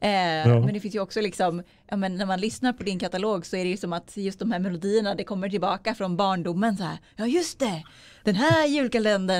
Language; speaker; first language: Swedish; native; Swedish